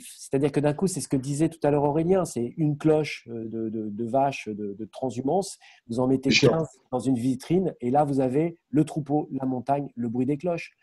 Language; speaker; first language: French; native; French